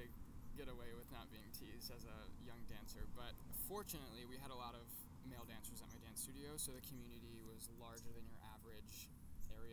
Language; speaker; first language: English; native; English